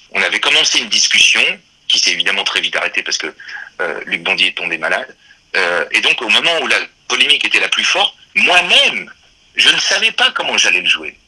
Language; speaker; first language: French; native; French